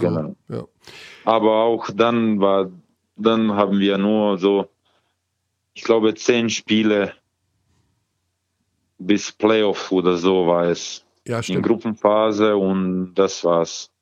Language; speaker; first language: German; non-native, learner; Croatian